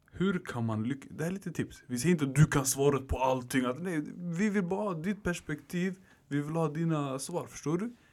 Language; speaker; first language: Swedish; early bilingual, other home language; Arabic